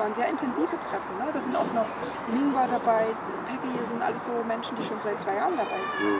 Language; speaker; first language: German; native; German